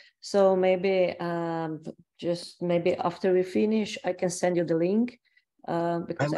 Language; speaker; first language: English; non-native, fluent; Slovenian